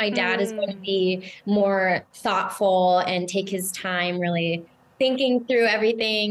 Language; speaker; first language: English; native; English